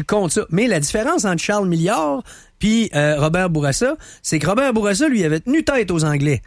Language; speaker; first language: French; native; French